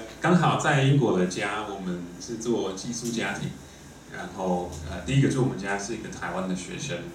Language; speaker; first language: Chinese; non-native, fluent; English